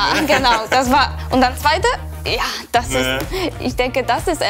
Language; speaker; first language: German; non-native, fluent; Czech